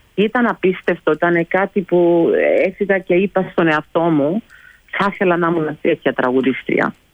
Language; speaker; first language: Greek; early bilingual, heritage; Greek